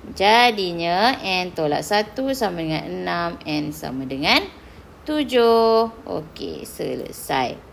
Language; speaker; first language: Malay; native; Malay